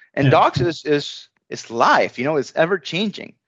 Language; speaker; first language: English; non-native, fluent; Spanish